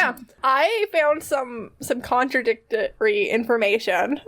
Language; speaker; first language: English; native; English